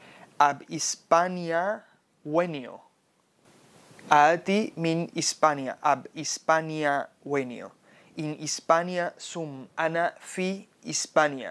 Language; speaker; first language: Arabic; non-native, fluent; Spanish